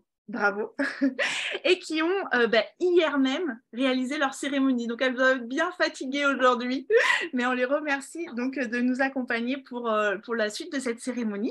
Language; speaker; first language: French; native; French